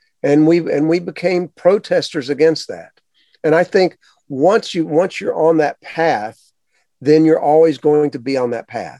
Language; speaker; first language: English; native; English